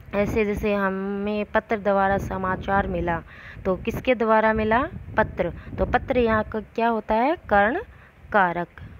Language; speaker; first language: Hindi; native; Hindi